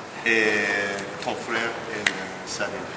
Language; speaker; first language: French; non-native, learner; English